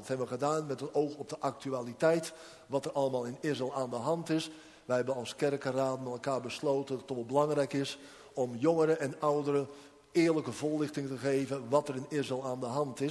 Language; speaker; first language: Dutch; native; Dutch